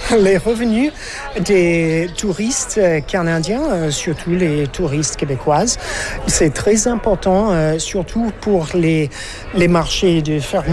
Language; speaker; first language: French; non-native, learner; English